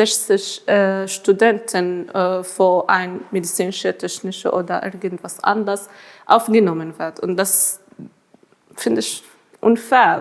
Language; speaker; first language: German; non-native, fluent; Arabic